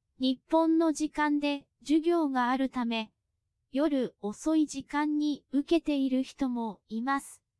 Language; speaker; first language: Japanese; non-native, fluent; Cantonese